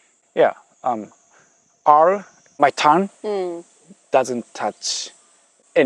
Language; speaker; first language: English; non-native, fluent; Japanese